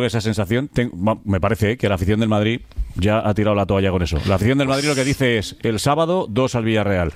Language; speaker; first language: Spanish; native; Spanish